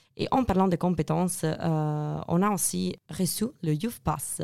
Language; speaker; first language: French; non-native, fluent; Italian